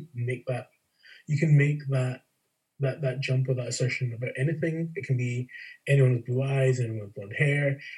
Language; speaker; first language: English; native; English